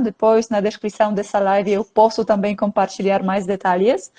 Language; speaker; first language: Portuguese; non-native, fluent; Polish